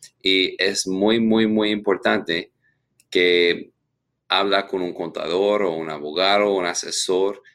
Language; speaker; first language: Spanish; non-native, learner; English